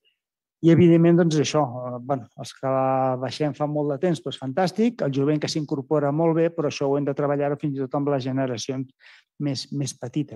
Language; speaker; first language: Catalan; native; Catalan